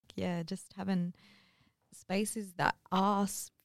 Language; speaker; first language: English; native; English